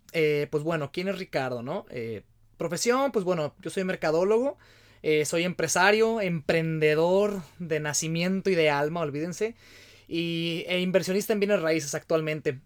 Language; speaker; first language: Spanish; native; Spanish